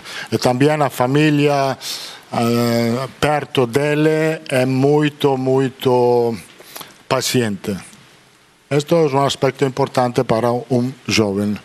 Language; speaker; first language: Portuguese; non-native, fluent; Italian